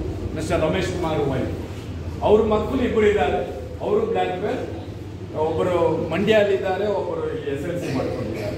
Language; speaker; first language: Kannada; non-native, local second language; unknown